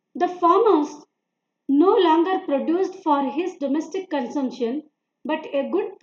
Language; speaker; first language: English; non-native, local second language; Kannada